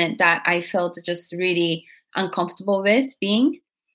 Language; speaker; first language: English; non-native, fluent; Japanese